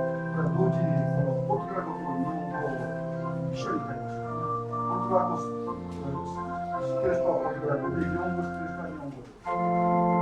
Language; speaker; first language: Japanese; early bilingual, heritage; Portuguese